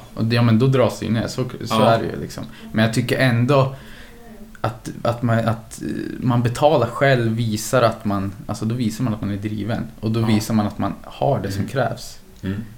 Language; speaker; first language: Swedish; native; Swedish